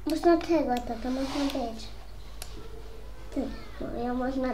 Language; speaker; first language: Polish; early bilingual, heritage; Polish